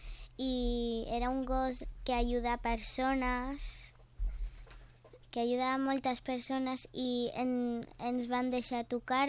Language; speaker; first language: Catalan; non-native, local second language; Spanish